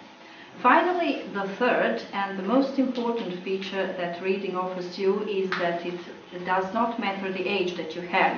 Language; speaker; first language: English; non-native, fluent; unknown